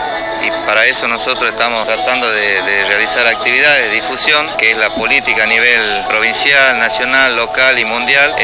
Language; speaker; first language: Spanish; native; Spanish